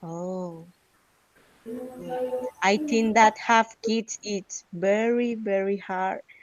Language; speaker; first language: English; non-native, learner; Spanish